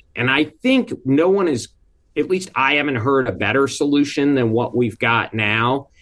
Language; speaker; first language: English; early bilingual, other home language; Hindi